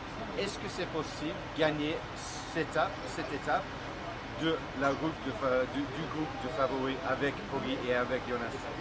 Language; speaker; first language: French; non-native, fluent; English